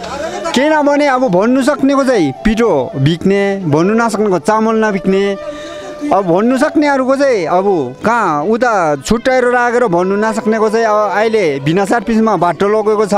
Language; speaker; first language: Nepali; non-native, local second language; Eastern Tamang